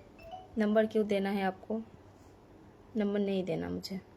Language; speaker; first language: Hindi; non-native, local second language; Bangla